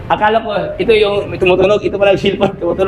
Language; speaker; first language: Filipino; native; Filipino